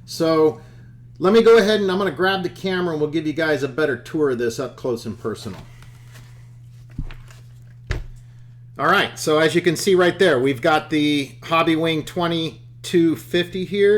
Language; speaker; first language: English; native; English